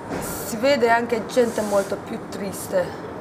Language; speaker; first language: Italian; non-native, learner; Hungarian